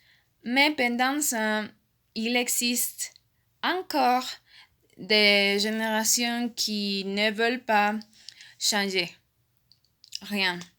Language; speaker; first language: French; non-native, learner; Spanish